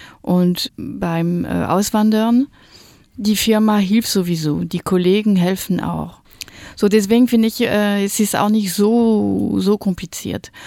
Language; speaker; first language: German; non-native, fluent; French